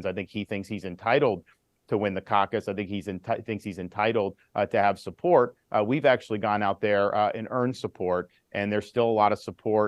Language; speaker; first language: English; native; English